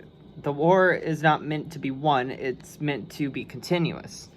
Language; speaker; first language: English; native; English